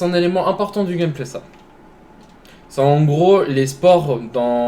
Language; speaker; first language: French; native; French